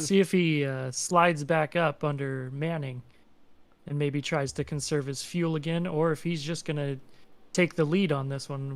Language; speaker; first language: English; native; English